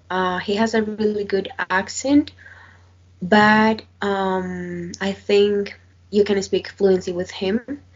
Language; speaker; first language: English; non-native, learner; Spanish